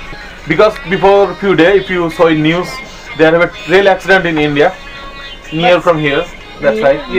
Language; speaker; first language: English; non-native, learner; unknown